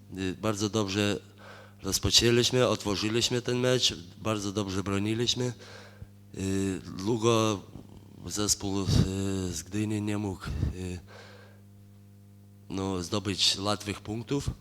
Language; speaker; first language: Polish; non-native, fluent; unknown